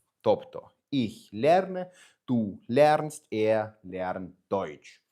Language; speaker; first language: German; non-native, fluent; Ukrainian